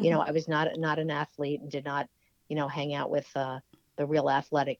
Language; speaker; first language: English; native; English